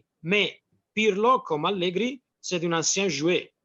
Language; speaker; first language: French; non-native, fluent; Italian